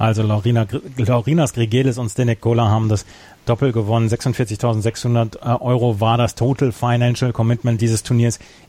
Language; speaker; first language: German; native; German